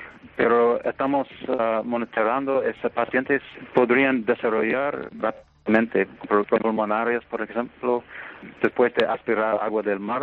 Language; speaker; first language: Spanish; non-native, fluent; English